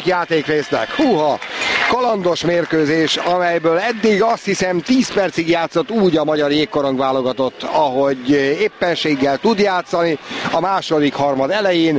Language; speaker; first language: Hungarian; native; Hungarian